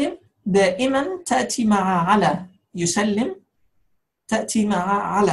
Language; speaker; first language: Arabic; native; Arabic